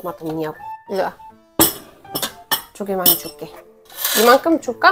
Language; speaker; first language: Korean; non-native, fluent; Arabic